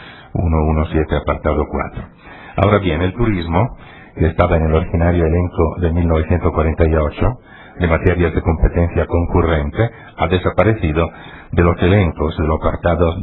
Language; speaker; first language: Spanish; non-native, fluent; Italian